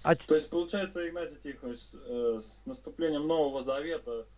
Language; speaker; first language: Russian; native; Russian